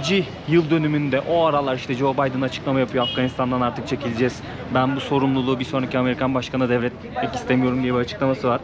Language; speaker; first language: Turkish; native; Turkish